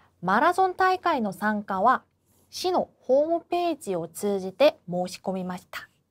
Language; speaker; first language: Japanese; non-native, fluent; Korean